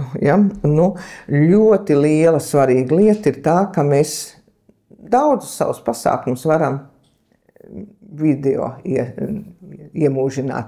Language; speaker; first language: Latvian; native; Latvian